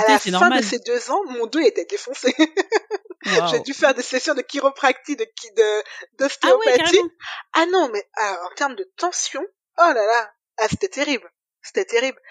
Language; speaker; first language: French; native; French